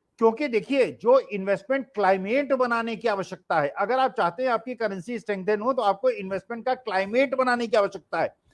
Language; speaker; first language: Hindi; native; Hindi